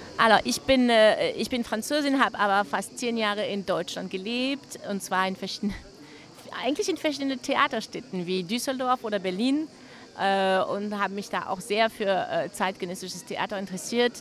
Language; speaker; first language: German; non-native, fluent; French